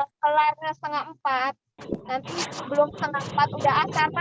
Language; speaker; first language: Indonesian; native; Indonesian